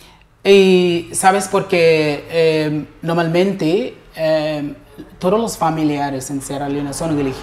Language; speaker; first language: Spanish; non-native, learner; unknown